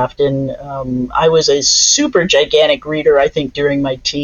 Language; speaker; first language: English; native; English